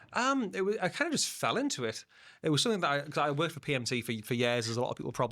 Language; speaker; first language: English; native; English